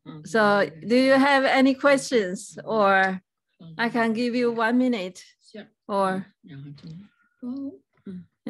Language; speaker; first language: English; non-native, fluent; Chinese